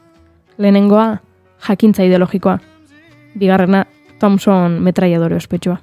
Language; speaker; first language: Basque; native; Basque